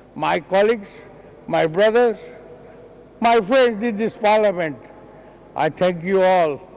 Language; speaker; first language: English; non-native, local second language; Bangla